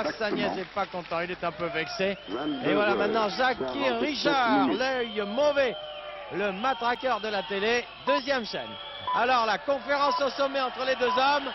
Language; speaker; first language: French; native; French